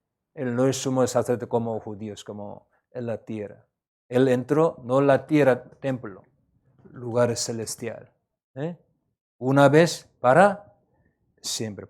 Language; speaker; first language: Spanish; non-native, learner; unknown